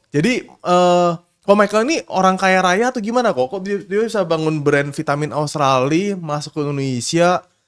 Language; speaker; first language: Indonesian; native; Indonesian